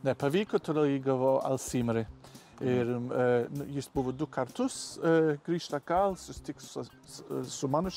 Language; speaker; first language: Lithuanian; non-native, learner; English